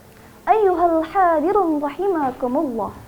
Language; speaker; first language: Arabic; non-native, learner; Indonesian